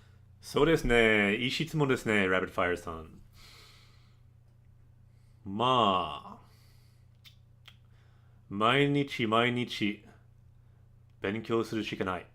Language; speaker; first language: Japanese; non-native, learner; English